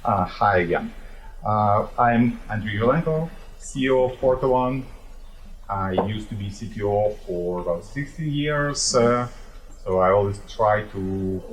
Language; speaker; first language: English; non-native, fluent; Ukrainian